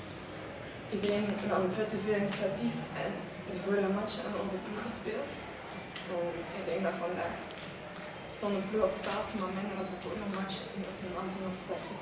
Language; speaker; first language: Dutch; native; Dutch